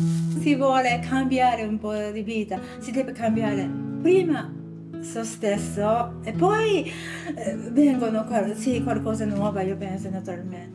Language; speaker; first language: Italian; non-native, learner; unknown